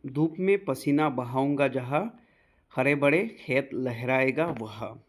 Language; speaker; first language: Hindi; non-native, local second language; Bangla